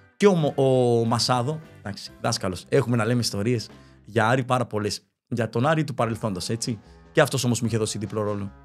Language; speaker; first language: Greek; early bilingual, other home language; Spanish